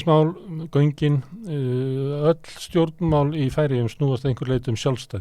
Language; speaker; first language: Icelandic; native; Icelandic